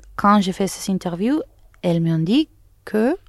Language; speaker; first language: French; non-native, fluent; Spanish